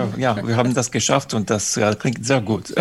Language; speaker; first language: German; non-native, fluent; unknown